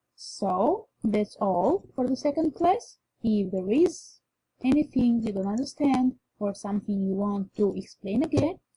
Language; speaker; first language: English; non-native, fluent; Albanian